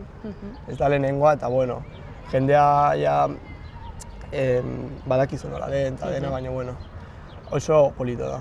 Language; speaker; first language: Basque; non-native, local second language; Spanish